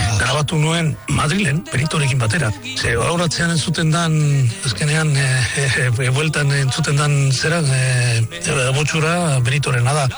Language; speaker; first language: Basque; non-native, local second language; Spanish